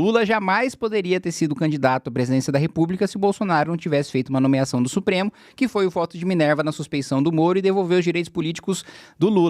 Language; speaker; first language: Portuguese; native; Portuguese